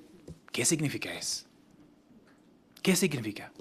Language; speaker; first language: Spanish; non-native, fluent; Arabic